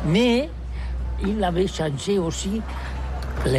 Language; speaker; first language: French; non-native, learner; Catalan